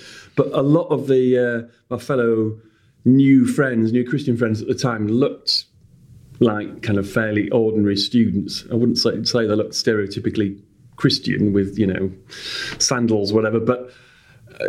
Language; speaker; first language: English; native; English